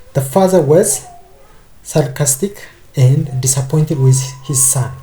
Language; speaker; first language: English; non-native, local second language; Amharic